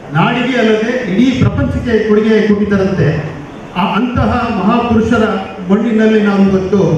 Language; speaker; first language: Kannada; native; Kannada